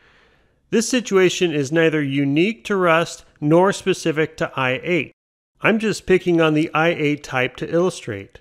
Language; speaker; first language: English; native; English